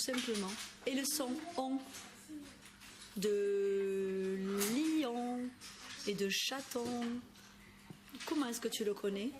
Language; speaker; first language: French; native; French